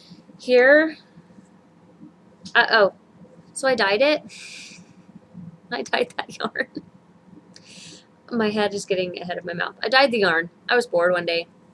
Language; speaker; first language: English; native; English